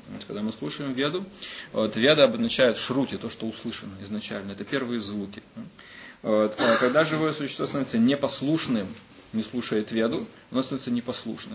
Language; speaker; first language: Russian; native; Russian